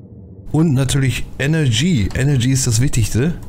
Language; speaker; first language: German; native; German